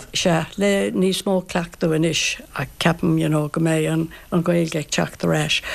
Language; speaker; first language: Irish; non-native, local second language; English